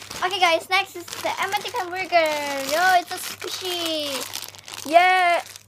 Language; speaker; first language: English; non-native, learner; Indonesian